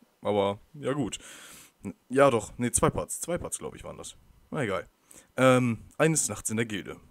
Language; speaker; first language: German; native; German